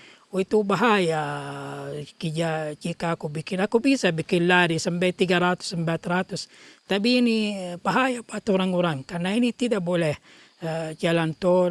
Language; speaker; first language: Indonesian; non-native, local second language; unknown